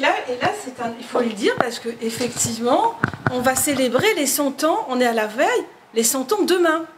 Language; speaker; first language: French; native; French